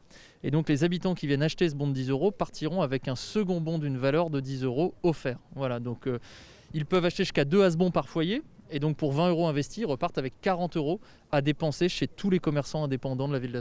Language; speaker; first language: French; native; French